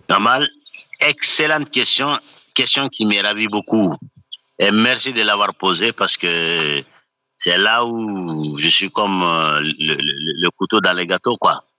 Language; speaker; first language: French; non-native, local second language; Bambara